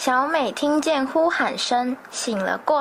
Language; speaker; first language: Chinese; native; Chinese